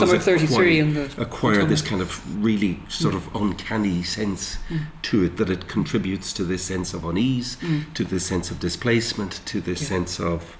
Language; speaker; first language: English; native; English